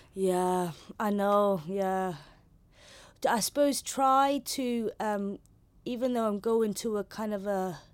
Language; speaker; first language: English; native; English